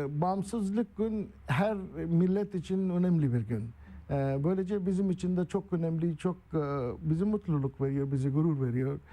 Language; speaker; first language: Turkish; non-native, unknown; Urdu